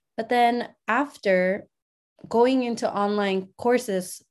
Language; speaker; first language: English; early bilingual, other home language; Spanish